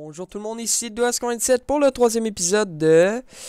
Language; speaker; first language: French; native; French